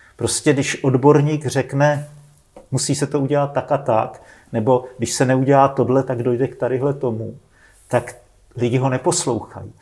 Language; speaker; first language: Czech; native; Czech